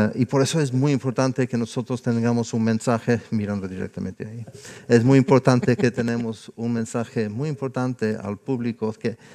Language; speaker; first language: Spanish; non-native, fluent; English